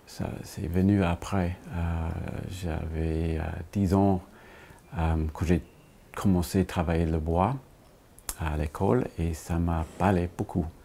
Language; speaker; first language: French; non-native, fluent; English